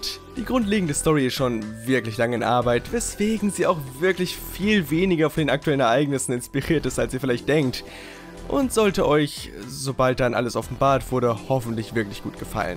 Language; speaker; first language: German; native; German